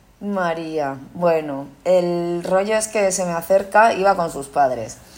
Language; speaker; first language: Spanish; early bilingual, other home language; Korean